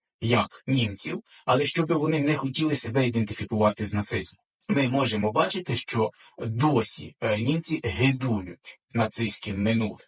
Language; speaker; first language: Ukrainian; native; Ukrainian